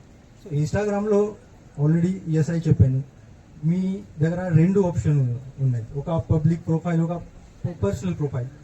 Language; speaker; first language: Telugu; non-native, learner; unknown